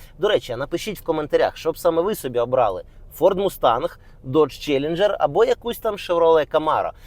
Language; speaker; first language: Ukrainian; non-native, local second language; Russian